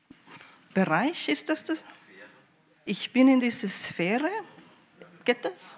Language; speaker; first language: German; early bilingual, heritage; German